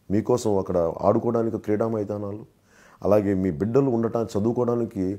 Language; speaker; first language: Telugu; native; Telugu